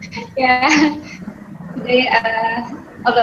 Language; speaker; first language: English; non-native, learner; Indonesian